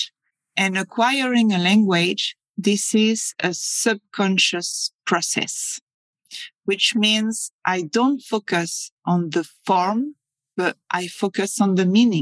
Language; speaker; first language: English; non-native, fluent; French